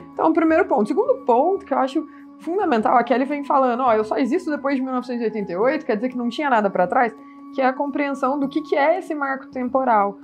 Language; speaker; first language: Portuguese; native; Portuguese